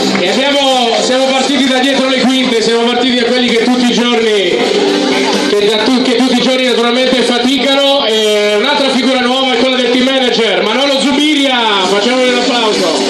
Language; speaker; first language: Italian; native; Italian